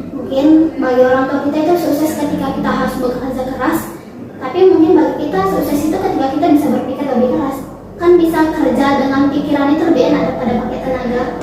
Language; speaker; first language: Indonesian; native; Indonesian